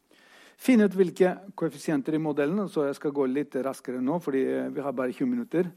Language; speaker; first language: Norwegian; non-native, fluent; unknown